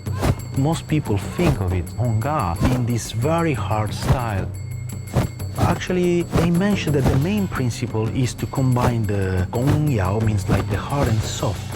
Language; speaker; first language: English; non-native, fluent; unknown